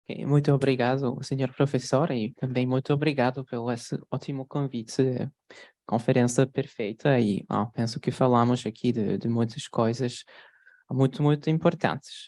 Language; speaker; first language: Portuguese; non-native, fluent; Polish